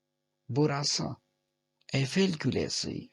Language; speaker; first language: Turkish; non-native, fluent; Urdu